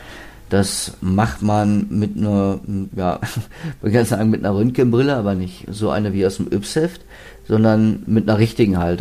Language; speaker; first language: German; native; German